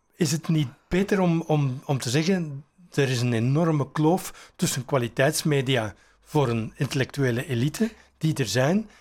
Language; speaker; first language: Dutch; native; Dutch